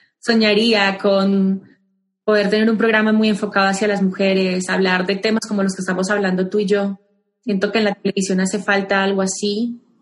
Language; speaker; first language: Spanish; native; Spanish